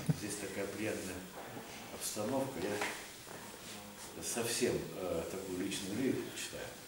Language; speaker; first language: Russian; native; Russian